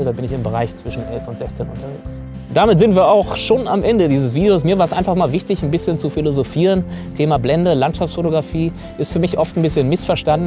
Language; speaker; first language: German; native; German